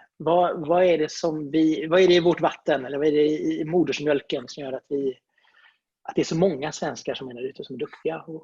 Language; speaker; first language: Swedish; native; Swedish